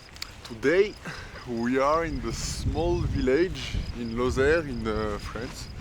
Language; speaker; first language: English; non-native, learner; French